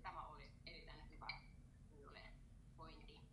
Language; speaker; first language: Finnish; non-native, learner; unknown